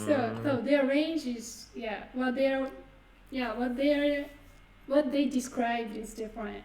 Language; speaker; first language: English; non-native, fluent; Japanese